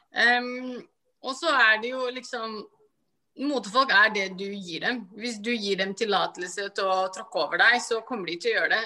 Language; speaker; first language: Norwegian; early bilingual, other home language; Somali